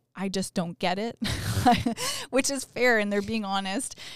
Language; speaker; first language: English; native; English